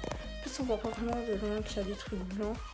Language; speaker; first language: French; native; French